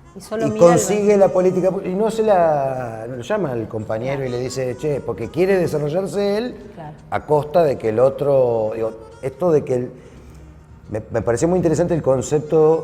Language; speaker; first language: Spanish; native; Spanish